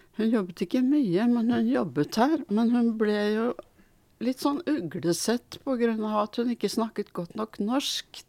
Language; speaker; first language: Norwegian; early bilingual, other home language; Swedish